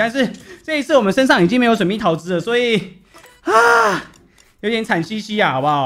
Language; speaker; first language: Chinese; native; Chinese